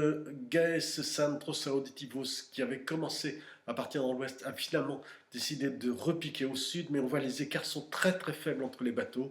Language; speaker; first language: French; native; French